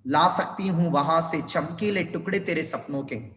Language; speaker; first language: Hindi; non-native, local second language; Telugu